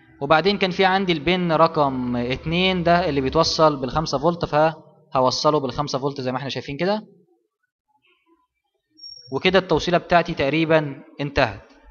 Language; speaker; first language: Arabic; native; Arabic